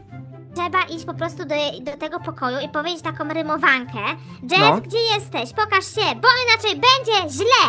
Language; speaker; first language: Polish; native; Polish